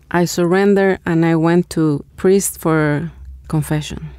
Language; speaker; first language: English; non-native, fluent; Spanish